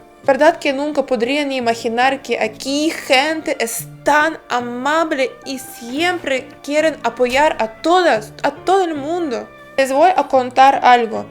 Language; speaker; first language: Spanish; non-native, fluent; Ukrainian